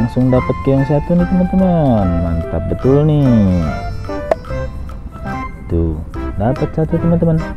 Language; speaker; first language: Indonesian; native; Indonesian